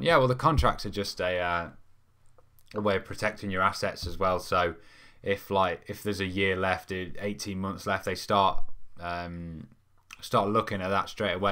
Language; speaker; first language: English; native; English